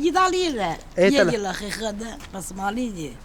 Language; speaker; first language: Russian; non-native, learner; Chinese